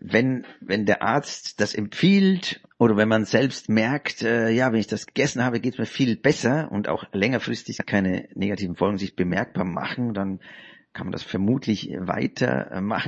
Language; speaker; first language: German; native; German